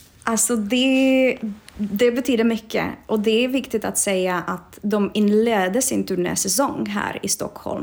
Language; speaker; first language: Swedish; non-native, fluent; Czech